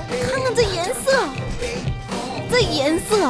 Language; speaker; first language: Chinese; native; Chinese